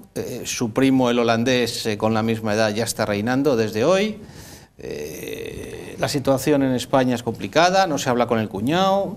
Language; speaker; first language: Spanish; native; Spanish